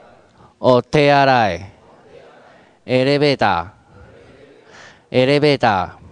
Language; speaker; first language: Japanese; non-native, fluent; Chinese